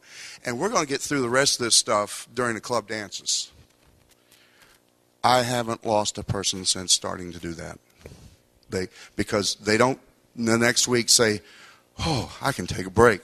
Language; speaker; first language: English; native; English